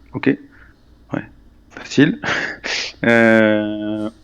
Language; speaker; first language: French; native; French